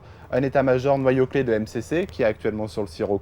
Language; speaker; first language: French; native; French